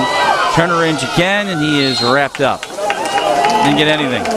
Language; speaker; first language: English; native; English